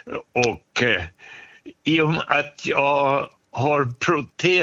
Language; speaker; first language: Swedish; native; Swedish